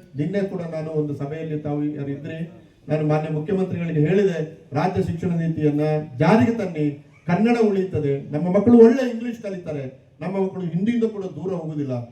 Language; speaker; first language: Kannada; non-native, local second language; Tulu